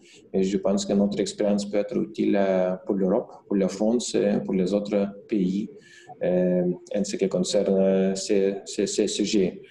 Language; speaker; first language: French; non-native, fluent; Lithuanian